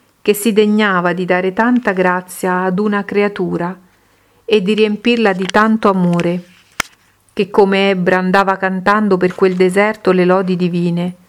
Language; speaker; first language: Italian; native; Italian